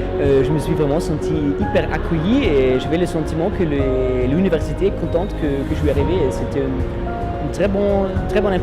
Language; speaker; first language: French; non-native, fluent; German